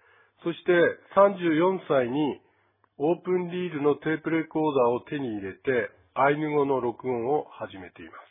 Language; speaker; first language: Japanese; native; Japanese